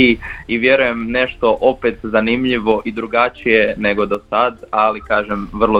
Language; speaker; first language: Croatian; native; Croatian